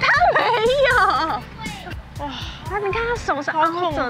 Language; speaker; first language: Chinese; native; Chinese